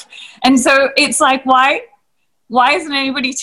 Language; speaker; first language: English; native; English